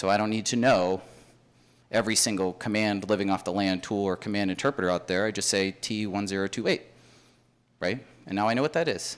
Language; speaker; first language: English; native; English